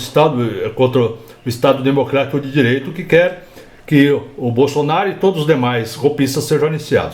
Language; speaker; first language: Portuguese; native; Portuguese